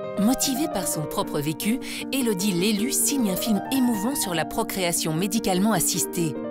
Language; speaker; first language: French; native; French